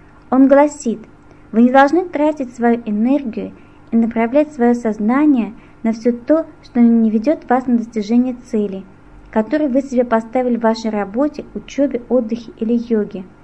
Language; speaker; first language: Russian; native; Russian